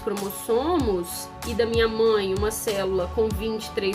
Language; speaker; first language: Portuguese; native; Portuguese